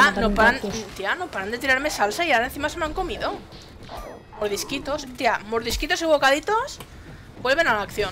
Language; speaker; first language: Spanish; native; Spanish